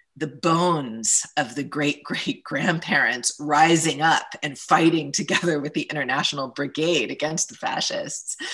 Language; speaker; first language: English; native; English